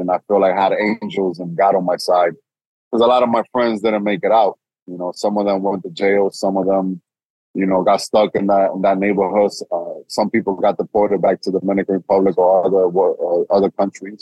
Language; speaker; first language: English; early bilingual, other home language; Spanish